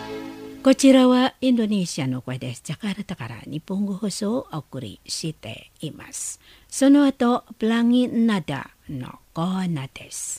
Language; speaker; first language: Japanese; non-native, fluent; Indonesian